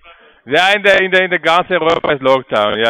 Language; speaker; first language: German; non-native, learner; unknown